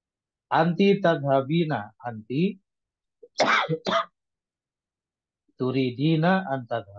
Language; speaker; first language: Arabic; non-native, fluent; Indonesian